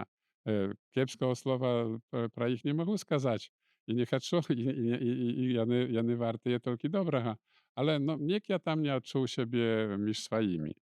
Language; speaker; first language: Polish; non-native, local second language; Belarusian